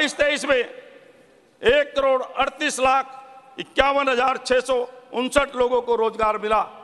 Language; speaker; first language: Hindi; native; Hindi